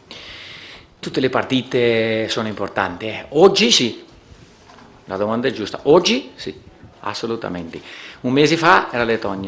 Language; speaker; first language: Italian; non-native, fluent; Portuguese